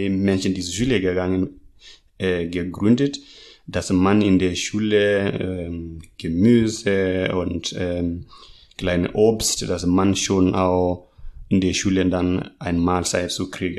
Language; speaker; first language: German; non-native, learner; Masai